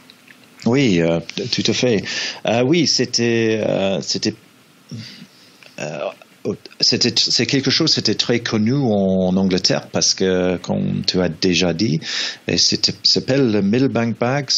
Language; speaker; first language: French; non-native, learner; English